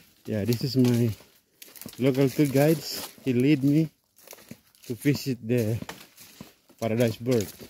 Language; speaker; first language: English; non-native, learner; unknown